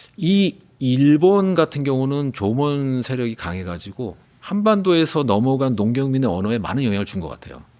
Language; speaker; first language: Korean; native; Korean